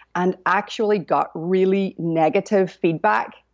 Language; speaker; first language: English; native; English